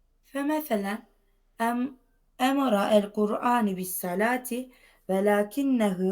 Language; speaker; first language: Arabic; non-native, fluent; Turkish